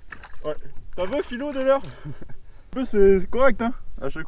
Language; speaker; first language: French; native; French